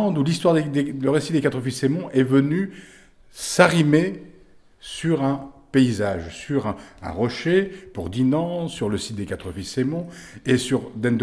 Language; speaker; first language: French; native; French